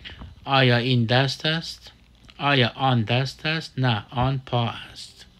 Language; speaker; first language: Persian; non-native, fluent; Urdu